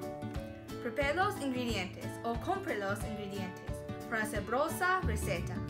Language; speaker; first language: Spanish; non-native, learner; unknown